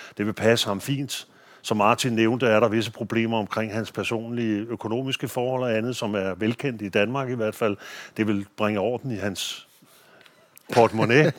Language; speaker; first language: Danish; native; Danish